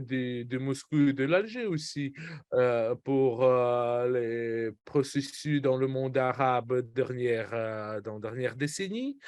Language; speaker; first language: French; non-native, fluent; Russian